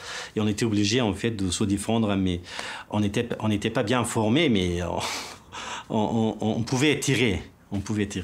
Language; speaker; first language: French; non-native, fluent; Persian